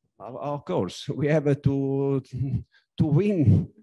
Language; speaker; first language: English; non-native, learner; Italian